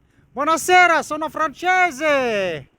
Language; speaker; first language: Italian; non-native, learner; French